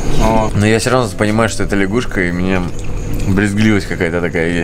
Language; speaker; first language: Russian; native; Russian